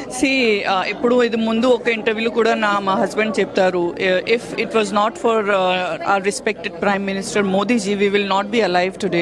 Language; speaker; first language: Telugu; non-native, learner; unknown